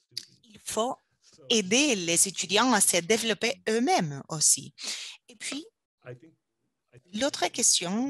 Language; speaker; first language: French; non-native, fluent; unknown